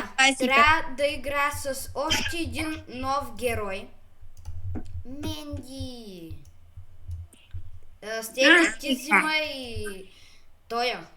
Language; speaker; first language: Bulgarian; native; Bulgarian